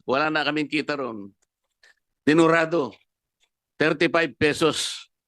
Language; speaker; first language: Filipino; non-native, local second language; Pampanga